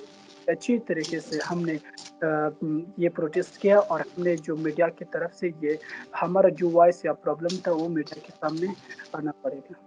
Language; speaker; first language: Hindi; non-native, fluent; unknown